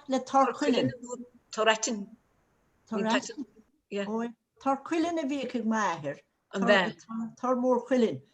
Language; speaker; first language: Irish; native; Irish